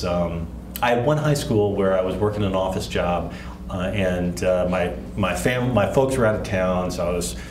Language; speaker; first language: English; native; English